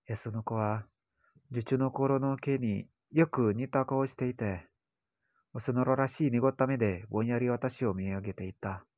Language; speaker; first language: Japanese; non-native, learner; Indonesian